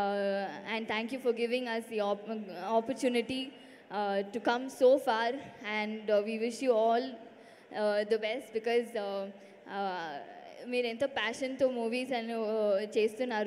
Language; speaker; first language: Telugu; non-native, local second language; Tamil